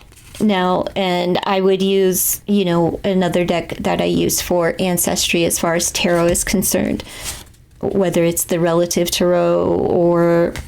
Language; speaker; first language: English; native; English